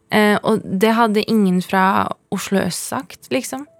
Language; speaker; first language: Norwegian; early bilingual, other home language; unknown